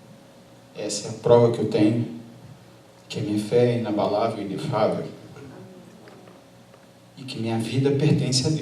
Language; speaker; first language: Portuguese; native; Portuguese